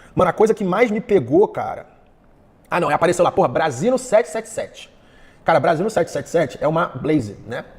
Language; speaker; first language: Portuguese; early bilingual, heritage; Portuguese